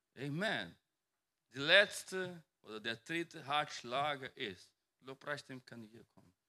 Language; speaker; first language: German; non-native, fluent; Portuguese